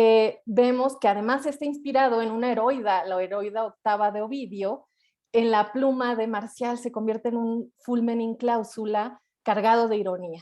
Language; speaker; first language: Spanish; native; Spanish